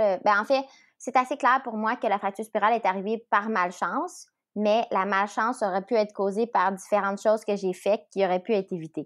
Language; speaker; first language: French; native; French